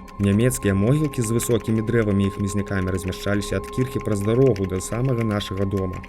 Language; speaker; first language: Belarusian; native; Belarusian